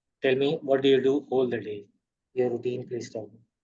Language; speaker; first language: English; non-native, fluent; Urdu